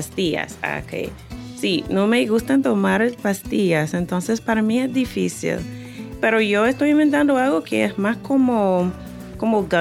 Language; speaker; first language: Spanish; non-native, fluent; English